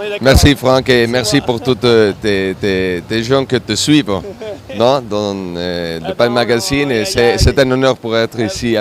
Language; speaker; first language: French; non-native, learner; Spanish